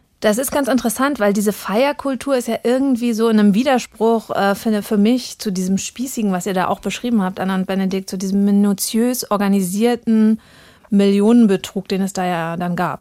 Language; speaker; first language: German; native; German